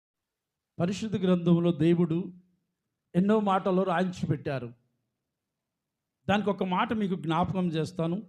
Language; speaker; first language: Telugu; native; Telugu